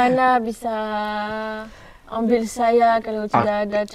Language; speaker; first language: Indonesian; non-native, learner; French